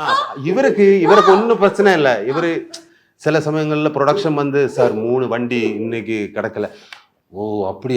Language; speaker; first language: Tamil; non-native, learner; Malayalam